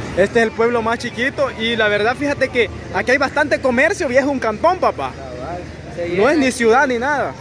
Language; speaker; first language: Spanish; native; Spanish